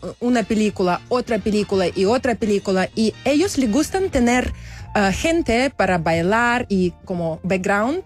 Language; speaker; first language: Spanish; non-native, learner; Belarusian